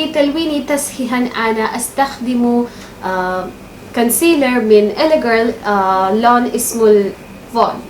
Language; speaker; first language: Arabic; non-native, local second language; Bangla